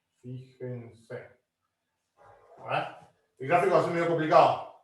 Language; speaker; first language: Spanish; native; Spanish